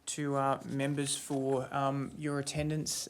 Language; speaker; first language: English; native; English